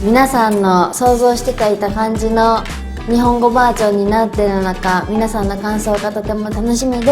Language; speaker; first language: Japanese; native; Japanese